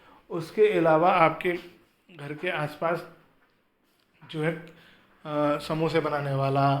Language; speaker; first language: Hindi; native; Hindi